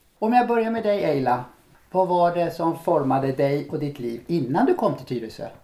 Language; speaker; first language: Swedish; native; Swedish